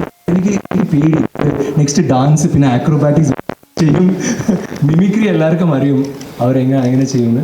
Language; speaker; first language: Malayalam; non-native, local second language; Tamil